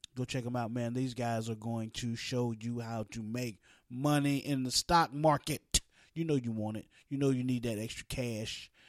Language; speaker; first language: English; native; English